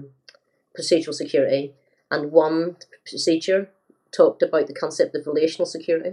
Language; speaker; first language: English; native; English